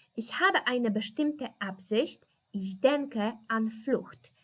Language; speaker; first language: German; non-native, fluent; Polish